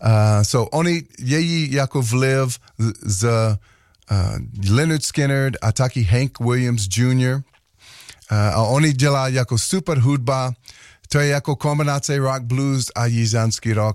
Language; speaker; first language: Czech; non-native, learner; English